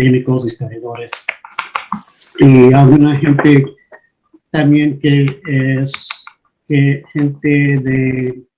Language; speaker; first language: Spanish; non-native, fluent; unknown